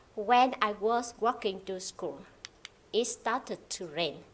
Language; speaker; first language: English; non-native, fluent; Vietnamese